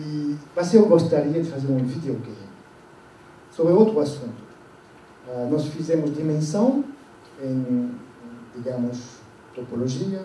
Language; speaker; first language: Portuguese; non-native, fluent; French